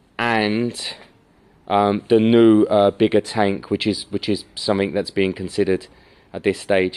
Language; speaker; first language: English; native; English